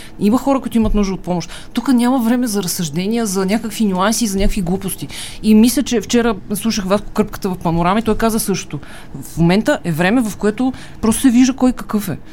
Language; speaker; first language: Bulgarian; native; Bulgarian